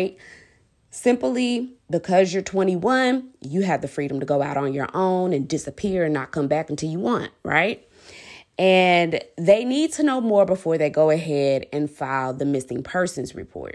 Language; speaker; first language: English; native; English